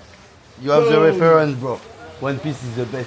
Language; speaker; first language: English; non-native, learner; French